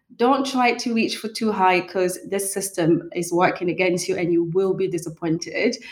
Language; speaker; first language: English; non-native, fluent; French